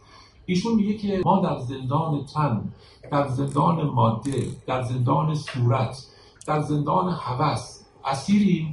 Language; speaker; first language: Persian; native; Persian